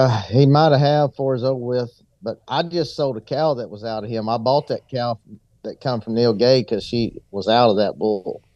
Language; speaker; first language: English; native; English